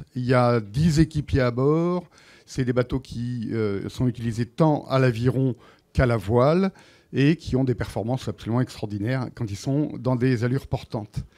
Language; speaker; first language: French; native; French